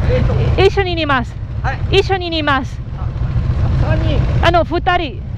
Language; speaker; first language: Japanese; non-native, learner; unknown